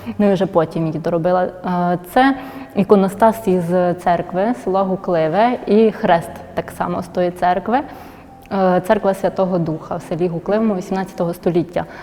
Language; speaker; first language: Ukrainian; native; Ukrainian